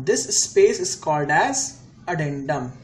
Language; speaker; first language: English; non-native, local second language; Hindi